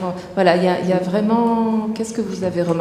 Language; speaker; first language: French; native; French